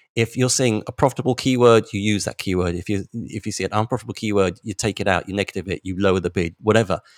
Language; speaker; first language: English; native; English